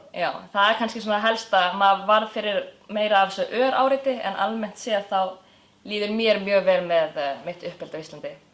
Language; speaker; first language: Icelandic; early bilingual, other home language; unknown